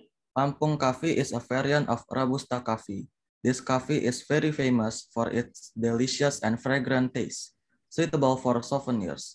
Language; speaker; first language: English; non-native, learner; Indonesian